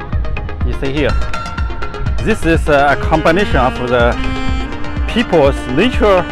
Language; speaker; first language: English; non-native, learner; Chinese